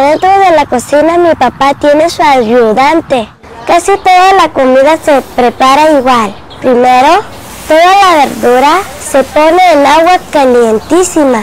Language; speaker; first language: Spanish; early bilingual, other home language; Cantonese